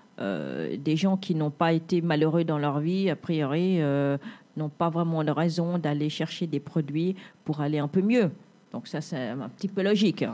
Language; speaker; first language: French; native; French